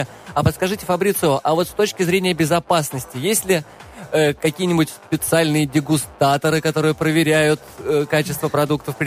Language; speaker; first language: Russian; native; Russian